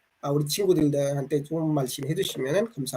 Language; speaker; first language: Korean; non-native, fluent; Bangla